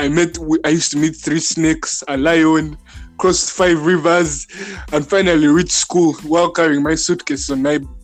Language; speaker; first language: English; non-native, local second language; Ganda